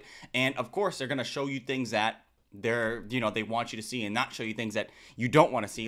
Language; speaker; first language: English; native; English